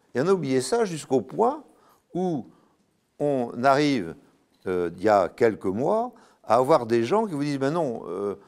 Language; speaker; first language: French; native; French